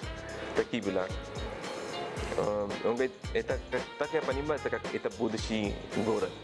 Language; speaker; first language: Russian; non-native, learner; Tamil